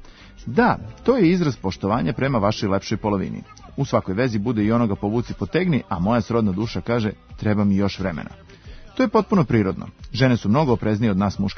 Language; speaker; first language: Serbian; native; Serbian